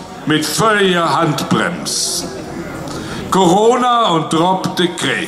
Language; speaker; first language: German; native; German